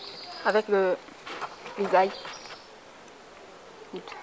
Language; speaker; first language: French; non-native, fluent; Chinese